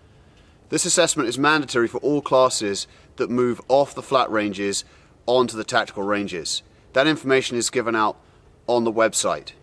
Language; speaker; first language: English; native; English